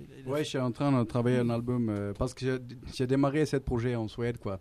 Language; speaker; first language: French; non-native, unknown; Swedish